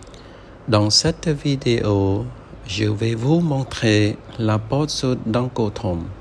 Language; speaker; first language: French; non-native, learner; Khmer